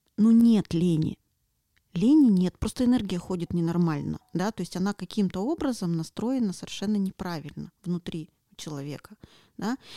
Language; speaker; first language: Russian; native; Russian